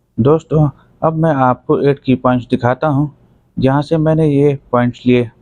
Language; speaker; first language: Hindi; native; Hindi